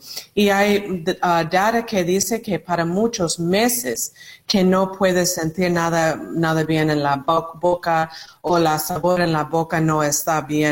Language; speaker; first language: Spanish; non-native, learner; English